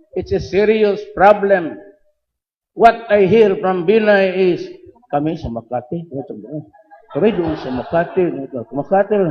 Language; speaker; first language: Filipino; non-native, local second language; Cebuano